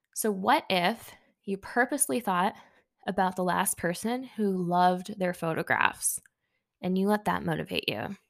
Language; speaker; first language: English; early bilingual, other home language; Hindi